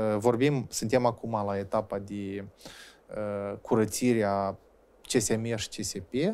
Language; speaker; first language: Romanian; native; Romanian